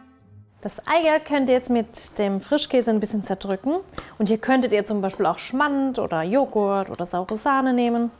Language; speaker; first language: German; native; German